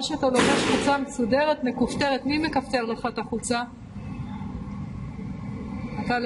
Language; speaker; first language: Hebrew; native; Hebrew